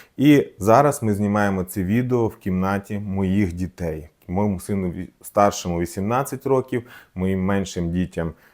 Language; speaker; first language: Ukrainian; non-native, local second language; Russian